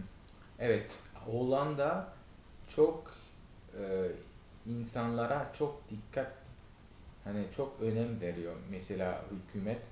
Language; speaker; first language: Turkish; non-native, fluent; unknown